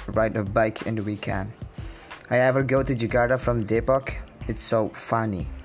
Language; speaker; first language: English; non-native, learner; Indonesian